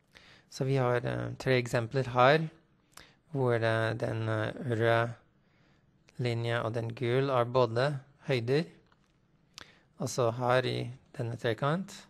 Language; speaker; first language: Norwegian; non-native, fluent; English